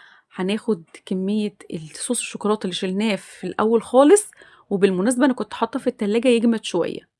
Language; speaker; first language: Arabic; native; Arabic